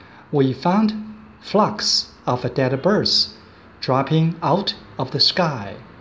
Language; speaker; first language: English; non-native, fluent; Chinese